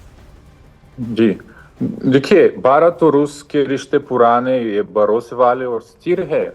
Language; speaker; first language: Hindi; non-native, fluent; Russian